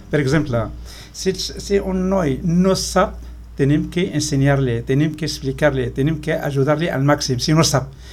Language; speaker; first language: Catalan; non-native, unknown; Arabic